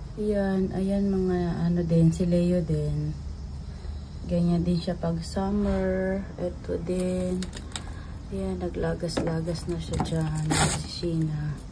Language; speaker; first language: Filipino; native; Filipino